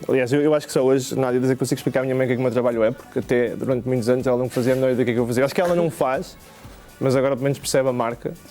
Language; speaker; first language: Portuguese; native; Portuguese